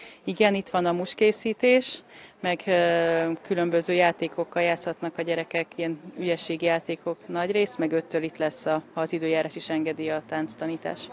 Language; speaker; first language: Hungarian; native; Hungarian